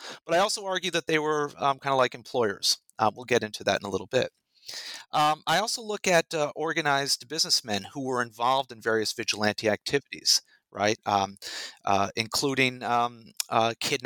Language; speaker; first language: English; native; English